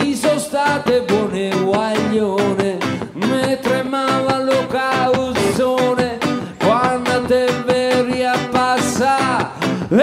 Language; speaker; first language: Italian; native; Italian